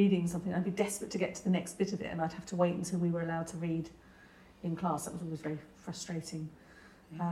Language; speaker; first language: English; native; English